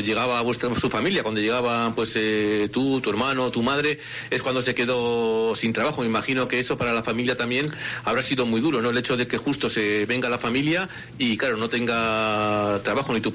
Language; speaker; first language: Spanish; native; Spanish